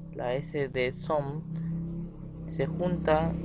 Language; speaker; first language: French; non-native, learner; Spanish